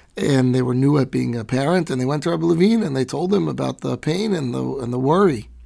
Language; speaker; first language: English; native; English